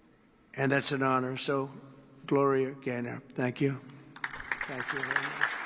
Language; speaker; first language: English; native; English